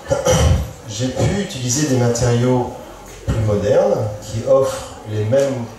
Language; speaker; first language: French; native; French